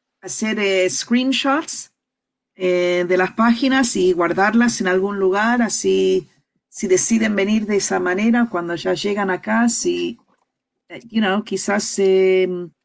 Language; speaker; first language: Spanish; early bilingual, heritage; Spanish